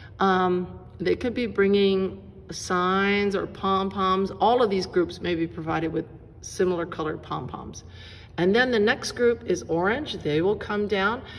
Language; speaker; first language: English; native; English